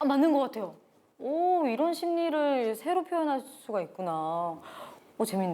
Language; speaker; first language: Korean; native; Korean